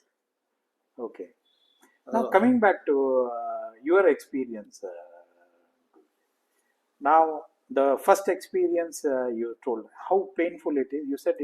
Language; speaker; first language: English; non-native, local second language; Kannada